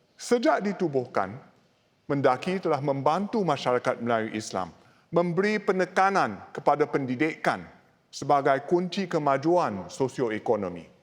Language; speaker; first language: Malay; non-native, local second language; English